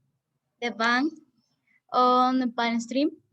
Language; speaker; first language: English; non-native, learner; Spanish